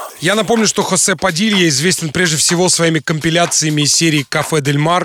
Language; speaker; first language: Russian; native; Russian